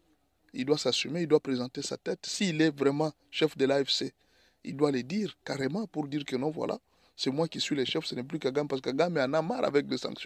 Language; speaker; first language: French; non-native, local second language; Lingala